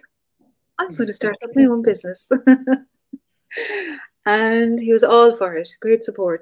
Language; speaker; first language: English; native; English